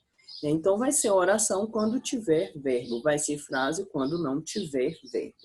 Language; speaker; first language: Portuguese; native; Portuguese